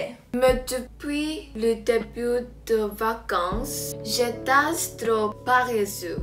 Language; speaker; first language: French; non-native, learner; Korean